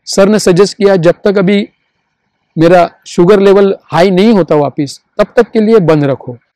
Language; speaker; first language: Hindi; non-native, local second language; Marathi